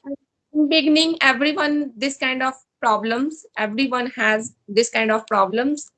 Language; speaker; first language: English; non-native, learner; Hindi